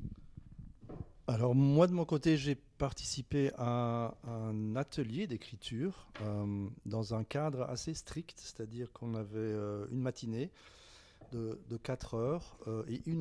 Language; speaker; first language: French; native; French